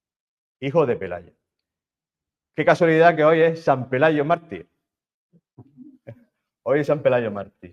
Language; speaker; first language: Spanish; native; Spanish